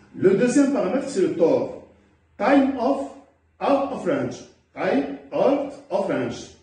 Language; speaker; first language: French; non-native, local second language; Arabic